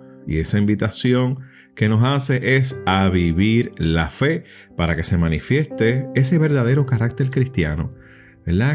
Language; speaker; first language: Spanish; native; Spanish